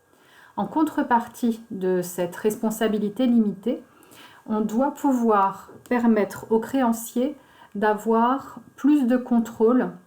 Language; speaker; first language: French; native; French